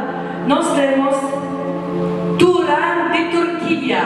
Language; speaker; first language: Portuguese; non-native, fluent; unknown